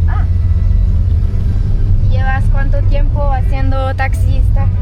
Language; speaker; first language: Spanish; non-native, learner; French